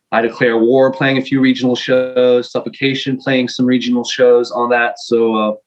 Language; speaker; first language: English; non-native, fluent; French